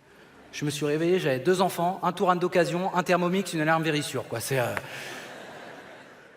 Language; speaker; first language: French; native; French